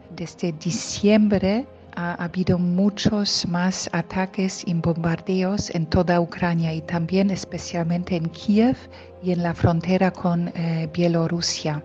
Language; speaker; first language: Spanish; non-native, fluent; Polish